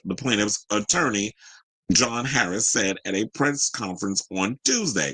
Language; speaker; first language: English; native; English